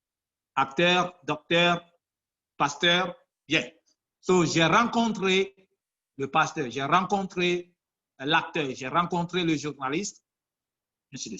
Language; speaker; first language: French; non-native, fluent; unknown